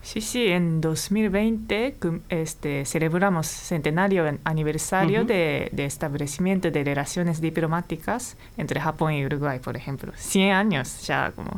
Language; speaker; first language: Spanish; non-native, fluent; Japanese